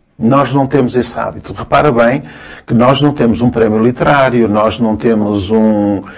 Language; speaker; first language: Portuguese; early bilingual, other home language; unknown